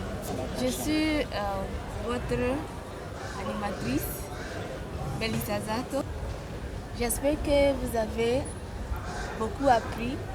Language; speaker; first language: French; non-native, fluent; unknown